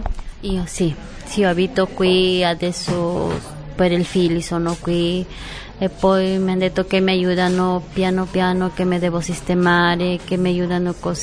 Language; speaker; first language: Italian; non-native, learner; Spanish